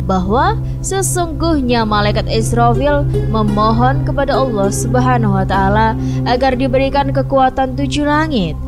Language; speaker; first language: Indonesian; native; Indonesian